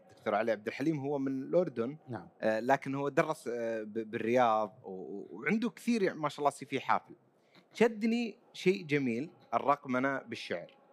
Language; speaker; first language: Arabic; native; Arabic